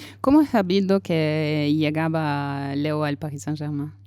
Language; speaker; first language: Spanish; non-native, fluent; French